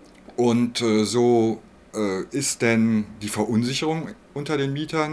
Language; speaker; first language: German; native; German